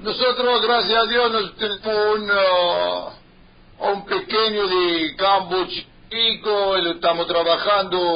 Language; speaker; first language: Spanish; non-native, learner; Arabic